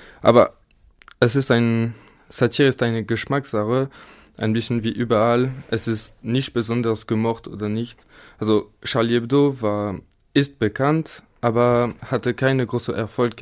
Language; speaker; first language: German; non-native, fluent; French